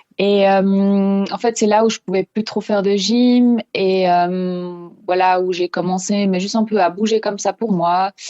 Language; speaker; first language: French; non-native, local second language; Swiss German